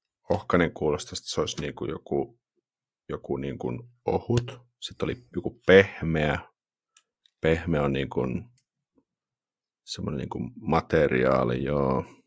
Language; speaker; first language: Finnish; native; Finnish